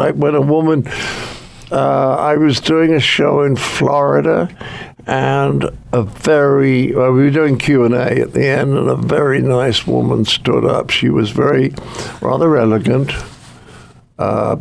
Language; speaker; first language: English; native; English